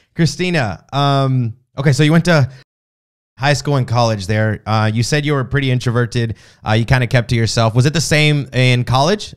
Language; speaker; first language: English; native; English